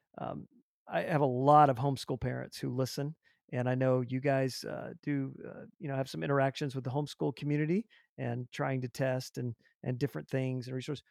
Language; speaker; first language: English; native; English